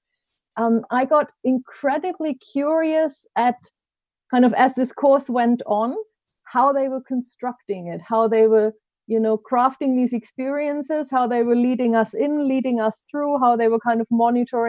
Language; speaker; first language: English; non-native, fluent; German